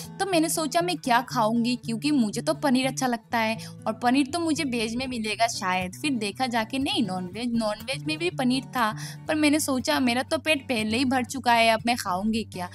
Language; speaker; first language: Hindi; non-native, local second language; Bangla